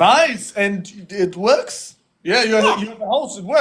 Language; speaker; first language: English; non-native, learner; German